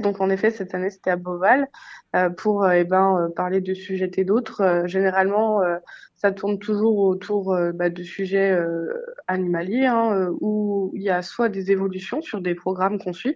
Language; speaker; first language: French; native; French